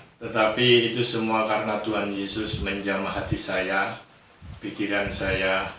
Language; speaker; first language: Indonesian; non-native, local second language; Javanese